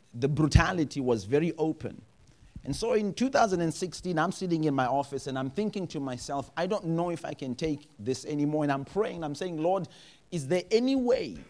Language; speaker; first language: English; non-native, local second language; Shona